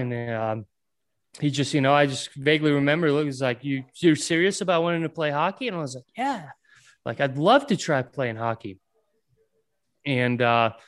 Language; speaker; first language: English; non-native, fluent; Latvian